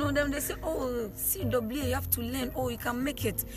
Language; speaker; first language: English; non-native, local second language; Akan